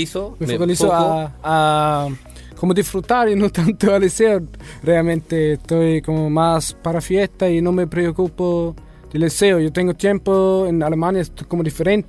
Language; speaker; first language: Spanish; non-native, learner; German